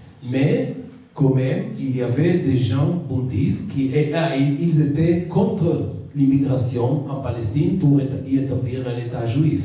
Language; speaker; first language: French; non-native, learner; Hebrew